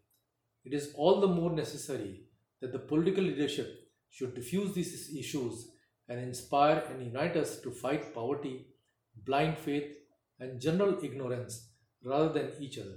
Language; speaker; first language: English; non-native, local second language; Hindi